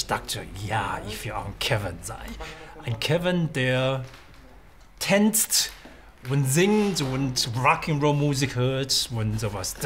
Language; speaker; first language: German; non-native, fluent; Chinese